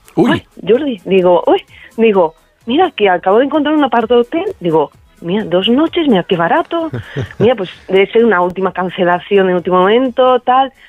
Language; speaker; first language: Spanish; native; Spanish